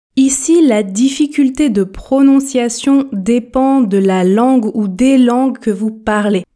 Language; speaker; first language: French; native; French